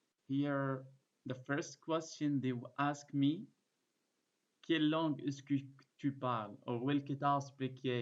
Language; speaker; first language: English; non-native, fluent; Arabic